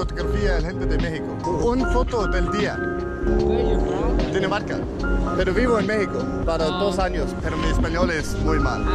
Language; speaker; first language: Spanish; non-native, learner; Danish